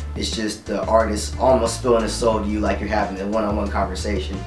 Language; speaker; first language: English; native; English